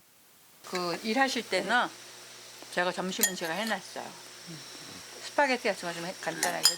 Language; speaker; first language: Korean; native; Korean